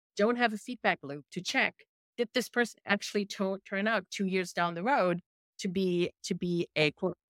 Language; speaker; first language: English; non-native, fluent; German